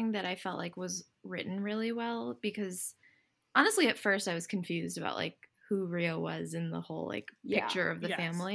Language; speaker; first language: English; native; English